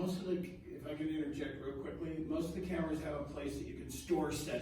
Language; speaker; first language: English; native; English